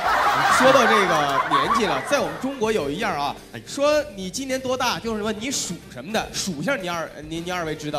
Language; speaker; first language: Chinese; native; Chinese